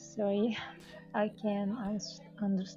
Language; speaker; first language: English; non-native, learner; Arabic